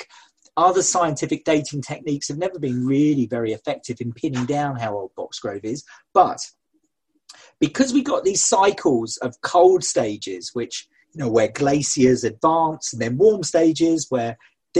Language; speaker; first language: English; native; English